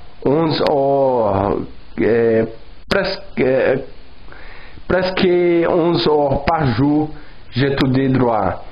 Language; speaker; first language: French; non-native, learner; Portuguese